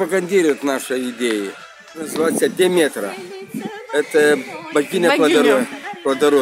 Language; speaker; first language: Russian; non-native, local second language; Romanian